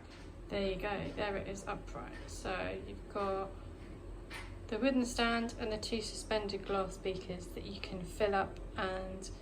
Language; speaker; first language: English; native; English